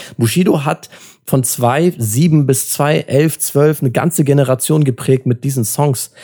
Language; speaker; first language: German; early bilingual, other home language; Turkish